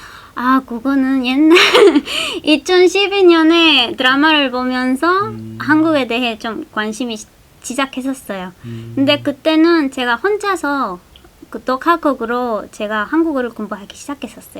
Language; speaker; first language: Korean; non-native, fluent; Spanish